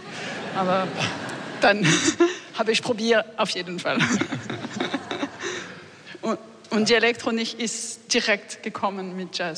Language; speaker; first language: German; non-native, learner; French